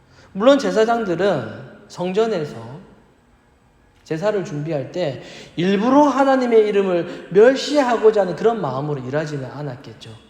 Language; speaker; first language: Korean; native; Korean